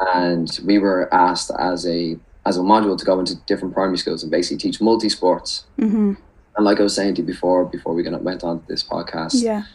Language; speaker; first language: English; native; English